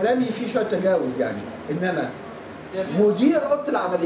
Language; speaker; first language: Arabic; native; Arabic